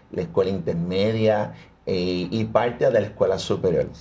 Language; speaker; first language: Spanish; early bilingual, heritage; Spanish